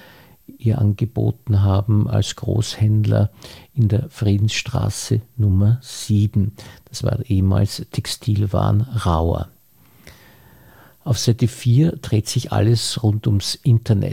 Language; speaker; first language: German; native; German